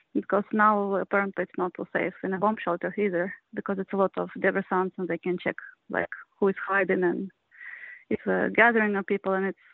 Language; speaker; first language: English; non-native, learner; Ukrainian